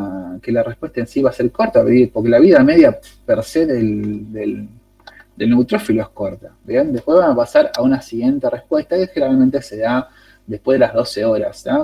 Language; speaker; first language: Spanish; native; Spanish